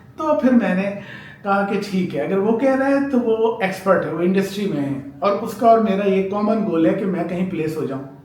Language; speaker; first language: Urdu; native; Urdu